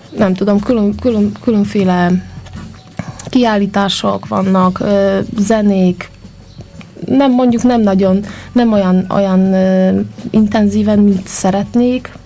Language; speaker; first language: Hungarian; non-native, fluent; Polish